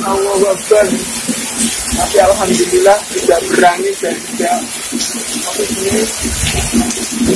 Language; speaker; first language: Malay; non-native, local second language; Javanese